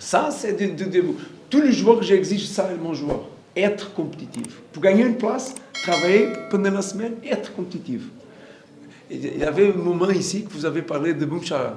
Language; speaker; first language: French; non-native, learner; Portuguese